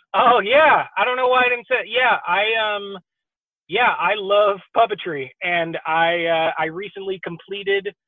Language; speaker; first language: English; native; English